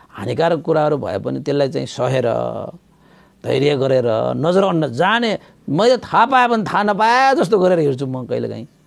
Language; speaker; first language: Nepali; non-native, local second language; Newari